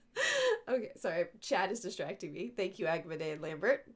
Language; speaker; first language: English; native; English